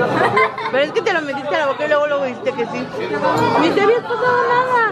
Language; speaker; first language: Spanish; native; Spanish